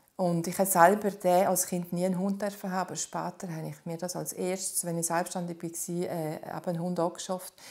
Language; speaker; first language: German; native; German